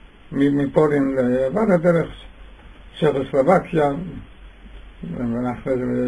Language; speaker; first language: Hebrew; non-native, fluent; Yiddish